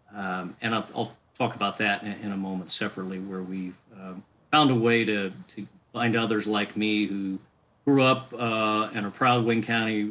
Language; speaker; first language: English; native; English